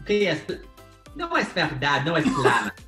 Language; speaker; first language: Spanish; non-native, learner; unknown